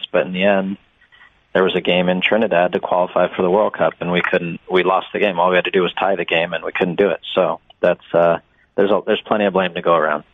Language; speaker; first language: English; native; English